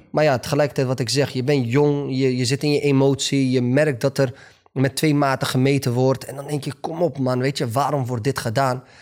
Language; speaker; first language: Dutch; early bilingual, other home language; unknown